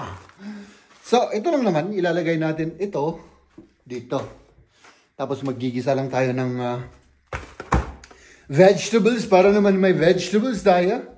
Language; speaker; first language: Filipino; native; Filipino